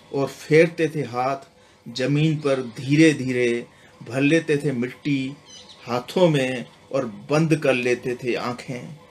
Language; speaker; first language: Hindi; non-native, local second language; Sindhi